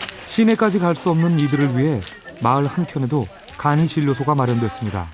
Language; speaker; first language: Korean; native; Korean